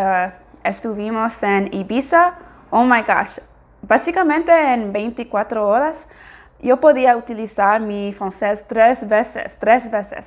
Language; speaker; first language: Spanish; non-native, fluent; English